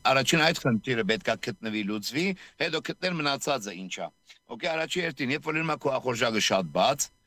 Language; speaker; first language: Armenian; native; Armenian